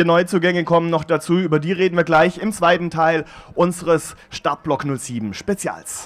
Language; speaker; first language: German; native; German